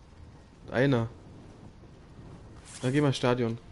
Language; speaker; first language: German; native; German